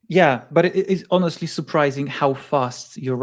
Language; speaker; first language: English; non-native, fluent; Polish